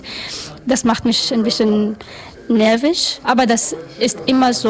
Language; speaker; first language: German; non-native, learner; Persian